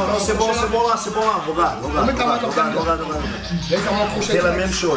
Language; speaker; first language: French; non-native, learner; Portuguese